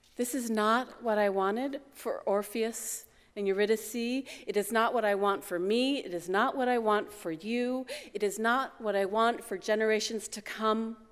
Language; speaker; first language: English; native; English